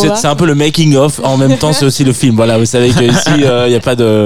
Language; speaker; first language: French; native; French